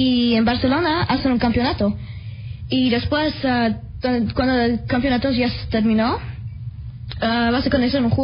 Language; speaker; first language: Spanish; early bilingual, heritage; Spanish